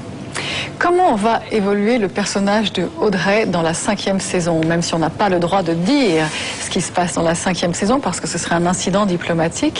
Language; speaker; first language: French; native; French